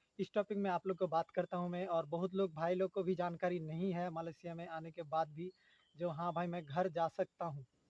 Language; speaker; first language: Hindi; native; Hindi